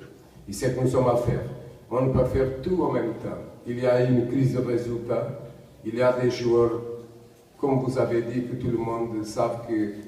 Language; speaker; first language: French; non-native, learner; Portuguese